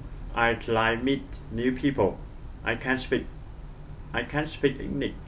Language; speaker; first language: English; non-native, learner; Vietnamese